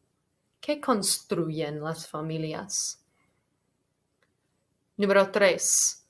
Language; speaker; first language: Spanish; non-native, fluent; English